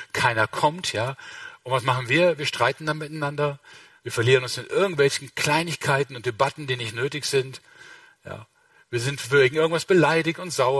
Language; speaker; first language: German; native; German